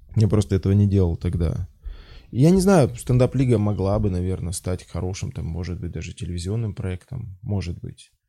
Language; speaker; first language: Russian; native; Russian